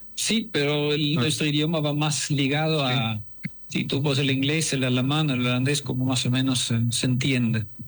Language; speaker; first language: Spanish; non-native, fluent; Dutch